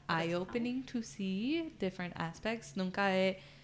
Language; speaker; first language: English; early bilingual, other home language; Spanish